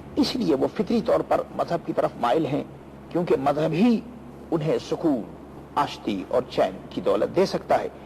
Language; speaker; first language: Urdu; native; Urdu